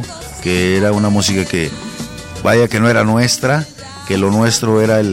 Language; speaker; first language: Spanish; native; Spanish